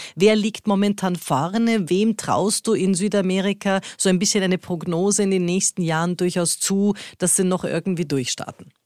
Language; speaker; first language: German; native; German